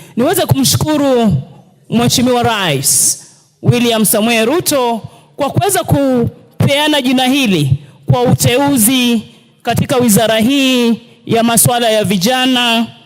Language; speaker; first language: Swahili; native; Swahili